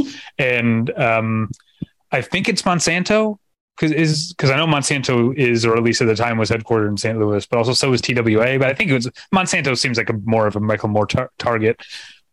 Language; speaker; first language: English; native; English